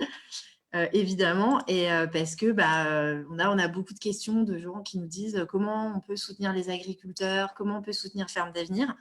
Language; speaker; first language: French; native; French